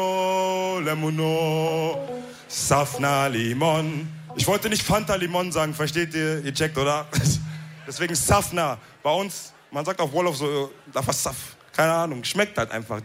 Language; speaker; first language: German; early bilingual, other home language; Wolof